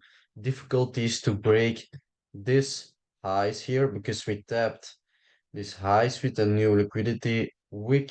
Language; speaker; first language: English; non-native, fluent; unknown